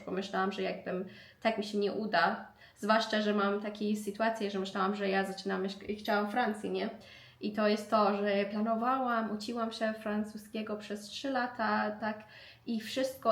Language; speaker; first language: Polish; non-native, learner; Persian